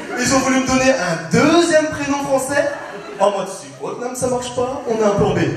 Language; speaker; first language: French; early bilingual, other home language; Vietnamese